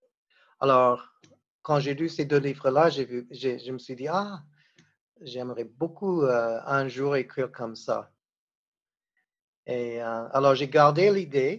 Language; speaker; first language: French; non-native, fluent; English